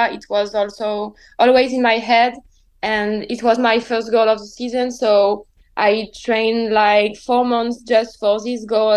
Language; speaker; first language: English; non-native, fluent; French